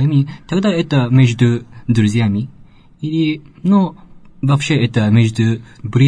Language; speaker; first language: Russian; non-native, learner; Japanese